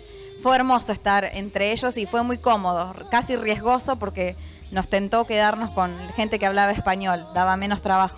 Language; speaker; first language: Spanish; native; Spanish